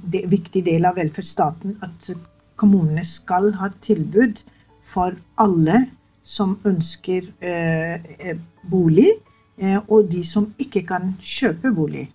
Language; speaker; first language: Norwegian; non-native, fluent; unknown